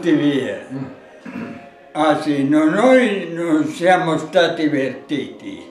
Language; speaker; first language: Italian; non-native, local second language; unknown